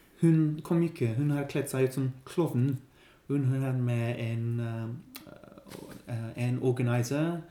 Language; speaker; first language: Norwegian; non-native, learner; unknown